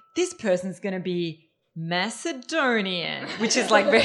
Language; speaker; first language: English; early bilingual, other home language; Serbian